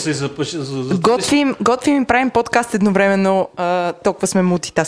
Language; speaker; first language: Bulgarian; native; Bulgarian